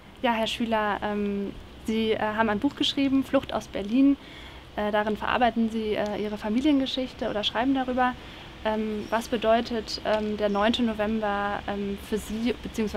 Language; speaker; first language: German; native; German